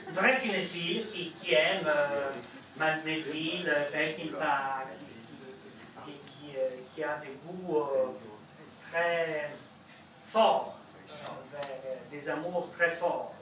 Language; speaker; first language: French; non-native, fluent; Italian